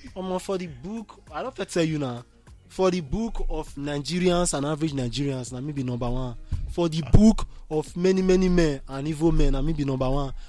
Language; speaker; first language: Nigerian Pidgin; native; Nigerian Pidgin